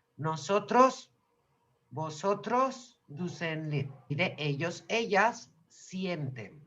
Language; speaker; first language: Spanish; non-native, learner; Turkish